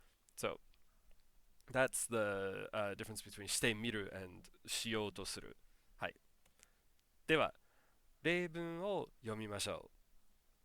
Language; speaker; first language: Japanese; non-native, fluent; English